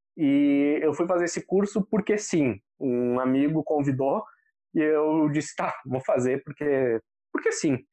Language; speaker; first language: Portuguese; native; Portuguese